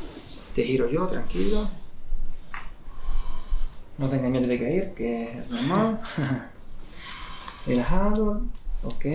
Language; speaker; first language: Spanish; non-native, fluent; Italian